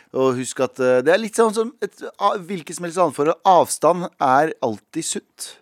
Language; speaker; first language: Norwegian; early bilingual, other home language; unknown